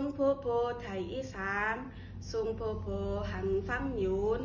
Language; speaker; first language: Cantonese; non-native, learner; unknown